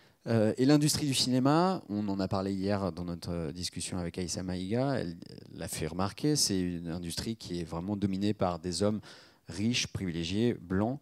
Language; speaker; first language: French; native; French